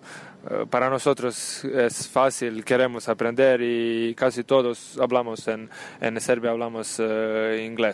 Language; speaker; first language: Spanish; non-native, learner; Serbian